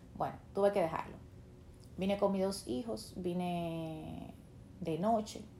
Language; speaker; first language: Spanish; native; Spanish